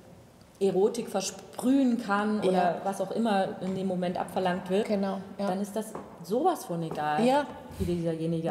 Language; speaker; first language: German; native; German